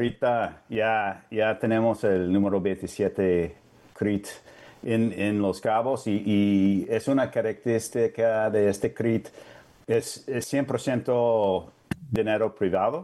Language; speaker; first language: Spanish; non-native, fluent; English